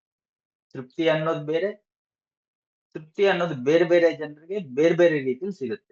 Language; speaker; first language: Kannada; native; Kannada